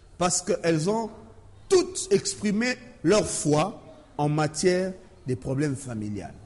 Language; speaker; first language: French; non-native, local second language; Lingala